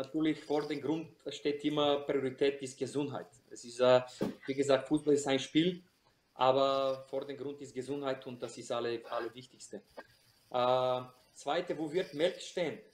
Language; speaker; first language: German; non-native, fluent; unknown